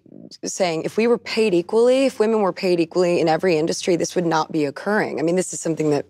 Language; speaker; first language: English; native; English